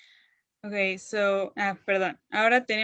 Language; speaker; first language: Spanish; native; Spanish